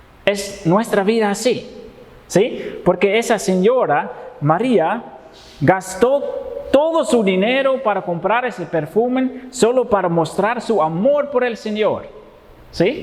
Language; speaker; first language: Spanish; non-native, fluent; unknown